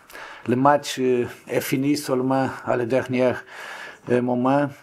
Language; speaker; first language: French; non-native, learner; Portuguese